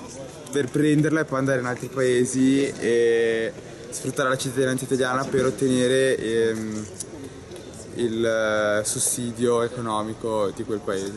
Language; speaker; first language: Italian; early bilingual, other home language; Bangla